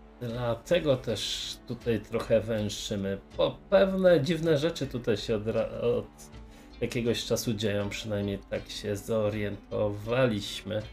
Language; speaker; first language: Polish; native; Polish